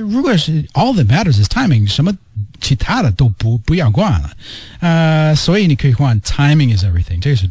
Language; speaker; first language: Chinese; non-native, fluent; English